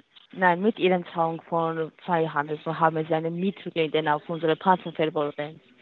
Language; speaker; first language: German; non-native, learner; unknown